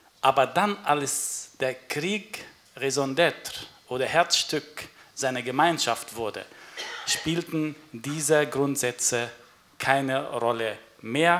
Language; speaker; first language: German; non-native, fluent; Arabic